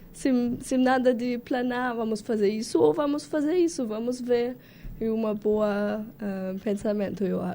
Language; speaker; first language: Portuguese; non-native, learner; German